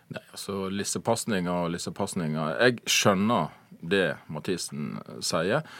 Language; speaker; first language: Norwegian; native; Norwegian